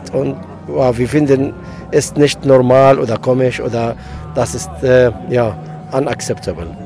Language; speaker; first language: German; non-native, learner; Arabic